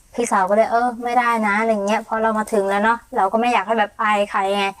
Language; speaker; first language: Thai; non-native, fluent; Mon